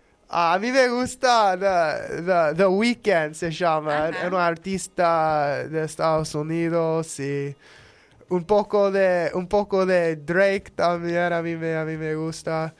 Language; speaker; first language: Spanish; non-native, learner; English